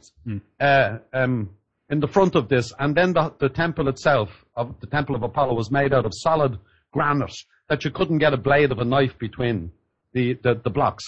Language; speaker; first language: English; native; English